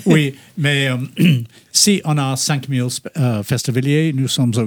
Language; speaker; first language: French; non-native, fluent; English